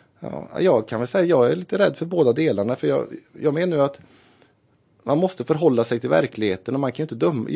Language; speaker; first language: Swedish; native; Swedish